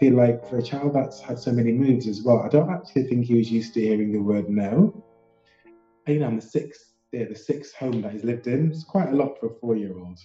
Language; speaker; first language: English; native; English